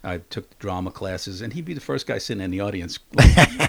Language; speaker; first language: English; native; English